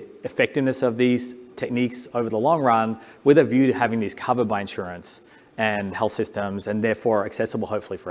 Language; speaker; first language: English; native; English